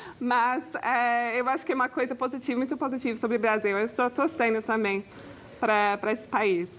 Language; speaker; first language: Portuguese; non-native, fluent; English